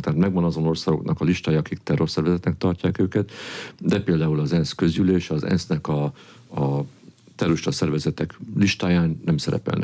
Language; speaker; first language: Hungarian; native; Hungarian